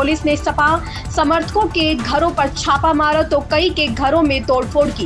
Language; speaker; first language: Hindi; native; Hindi